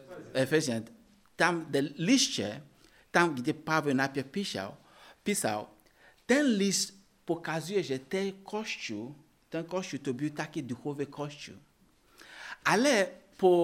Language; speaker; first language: Polish; non-native, learner; Ukrainian